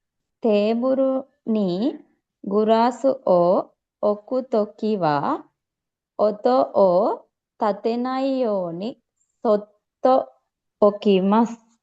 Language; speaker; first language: Japanese; non-native, learner; Sinhala